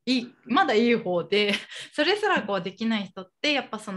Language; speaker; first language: Japanese; native; Japanese